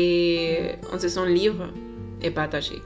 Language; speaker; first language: French; non-native, learner; Spanish